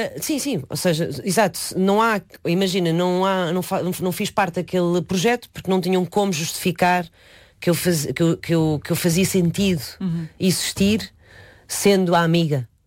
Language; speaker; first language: Portuguese; early bilingual, other home language; Chinese